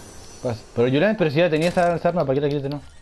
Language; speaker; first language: Spanish; native; Spanish